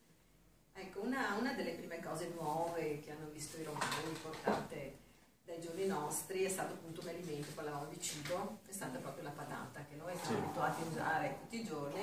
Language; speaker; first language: Italian; native; Italian